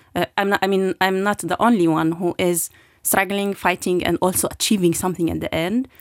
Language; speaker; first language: English; non-native, fluent; Arabic